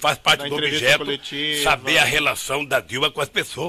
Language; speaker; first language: Portuguese; native; Portuguese